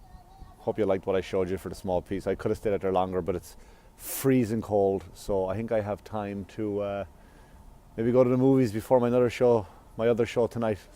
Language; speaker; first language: English; native; English